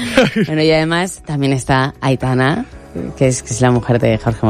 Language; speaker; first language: Spanish; native; Spanish